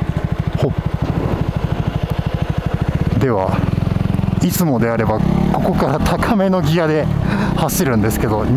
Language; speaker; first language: Japanese; native; Japanese